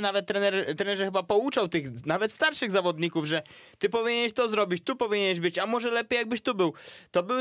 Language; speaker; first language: Polish; native; Polish